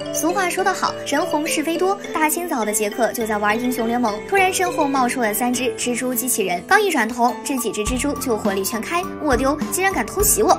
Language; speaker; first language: Chinese; native; Chinese